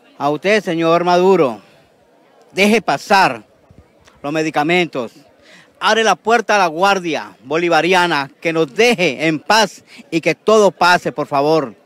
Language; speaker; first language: Spanish; native; Spanish